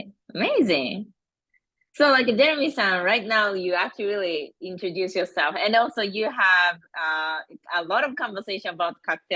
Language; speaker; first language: English; non-native, fluent; Japanese